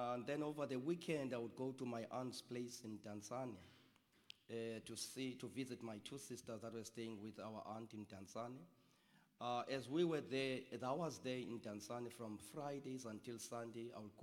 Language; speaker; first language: English; non-native, local second language; Xhosa